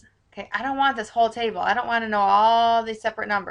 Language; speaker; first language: English; native; English